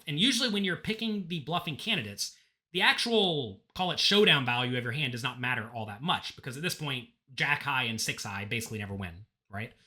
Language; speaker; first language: English; native; English